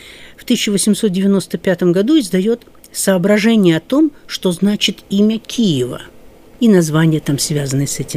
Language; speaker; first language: Russian; native; Russian